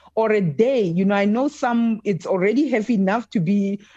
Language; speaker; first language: English; non-native, local second language; Southern Sotho